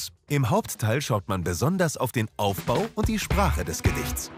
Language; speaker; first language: German; native; German